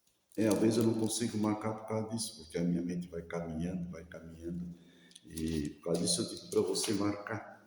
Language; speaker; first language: Portuguese; native; Portuguese